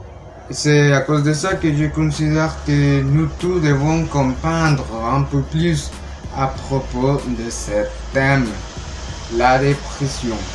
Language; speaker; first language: French; non-native, learner; Spanish